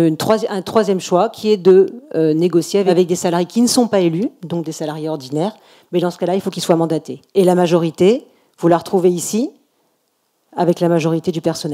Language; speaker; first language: French; native; French